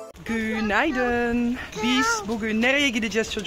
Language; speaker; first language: Turkish; non-native, learner; Dutch